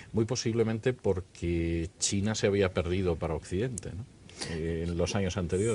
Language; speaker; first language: Spanish; native; Spanish